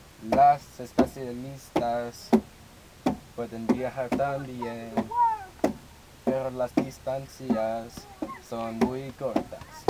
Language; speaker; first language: Spanish; non-native, learner; English